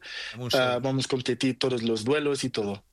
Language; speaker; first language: Spanish; non-native, learner; Portuguese